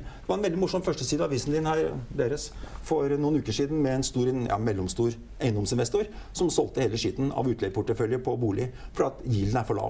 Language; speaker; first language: Norwegian; native; Norwegian